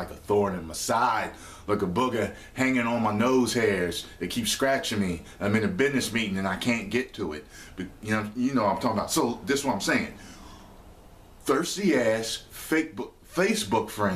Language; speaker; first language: English; native; English